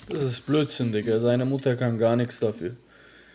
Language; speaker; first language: German; native; German